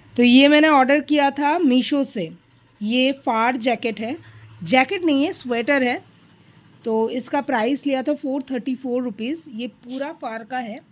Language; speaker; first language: Hindi; non-native, local second language; Bangla